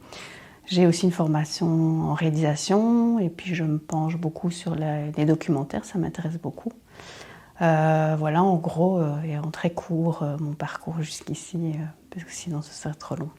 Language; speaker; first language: French; native; French